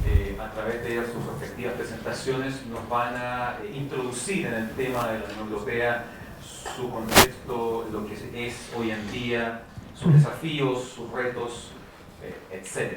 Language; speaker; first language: Spanish; native; Spanish